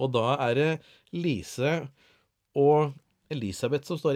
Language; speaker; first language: Norwegian; native; Norwegian